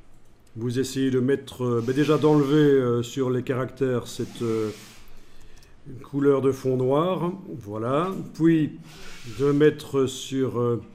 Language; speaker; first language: French; native; French